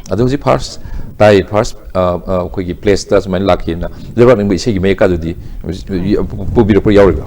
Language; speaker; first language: Manipuri; native; Manipuri